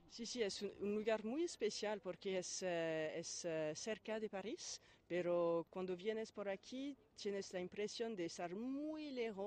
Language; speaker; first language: Spanish; non-native, fluent; French